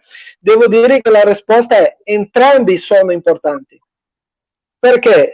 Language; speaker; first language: Italian; non-native, fluent; Portuguese